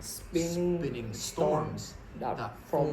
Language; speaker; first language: English; non-native, learner; Vietnamese